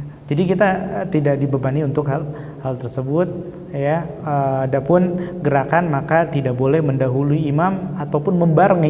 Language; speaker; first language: Indonesian; native; Indonesian